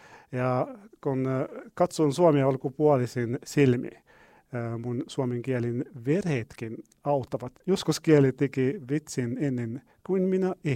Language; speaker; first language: Finnish; non-native, learner; Arabic